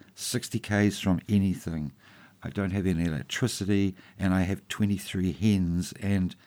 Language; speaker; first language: English; native; English